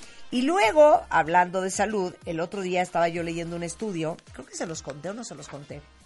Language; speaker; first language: Spanish; native; Spanish